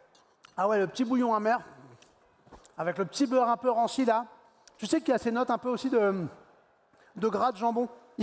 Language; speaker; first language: French; native; French